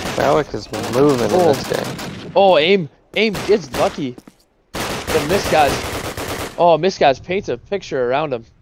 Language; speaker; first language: English; native; English